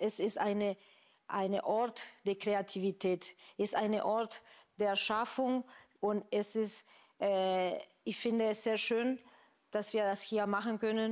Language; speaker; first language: German; non-native, fluent; Spanish